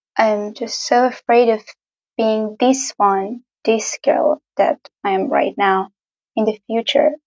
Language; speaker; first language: English; non-native, fluent; Persian